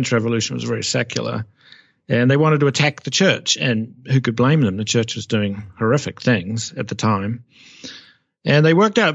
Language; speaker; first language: English; native; English